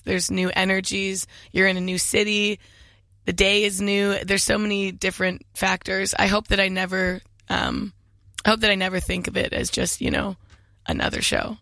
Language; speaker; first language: English; native; English